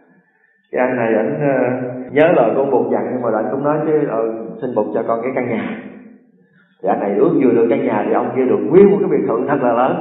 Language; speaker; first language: Vietnamese; native; Vietnamese